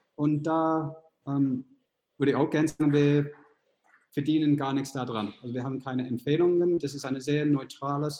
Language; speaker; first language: German; non-native, fluent; English